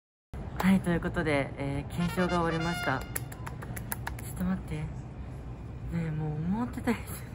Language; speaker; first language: Japanese; native; Japanese